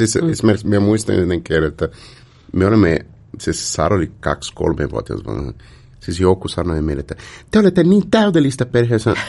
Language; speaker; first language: Finnish; non-native, fluent; Portuguese